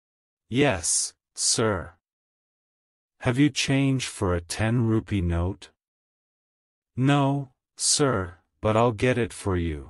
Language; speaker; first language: English; non-native, local second language; Urdu